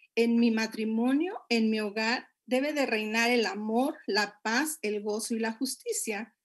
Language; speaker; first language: Spanish; native; Spanish